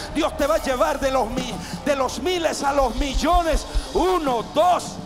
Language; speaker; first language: Spanish; native; Spanish